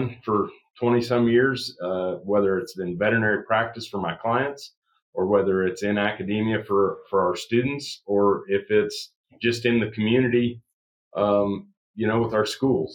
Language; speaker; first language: English; native; English